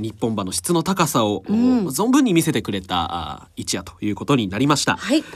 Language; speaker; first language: Japanese; native; Japanese